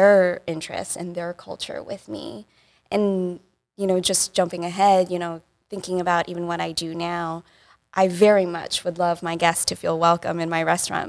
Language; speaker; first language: English; native; English